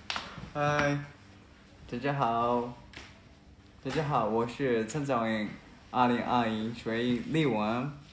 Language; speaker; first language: Chinese; non-native, learner; Japanese